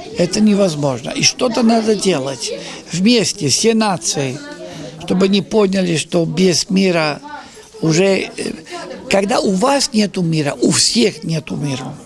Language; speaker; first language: Russian; non-native, learner; Italian